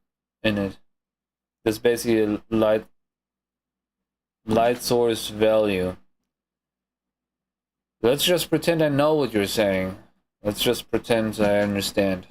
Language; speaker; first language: English; non-native, fluent; German